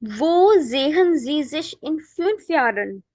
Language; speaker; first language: German; non-native, fluent; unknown